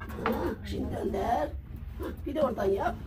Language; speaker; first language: Turkish; native; Turkish